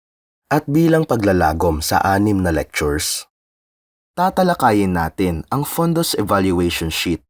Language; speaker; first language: Filipino; native; Filipino